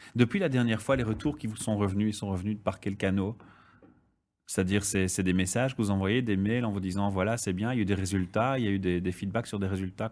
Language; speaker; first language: French; native; French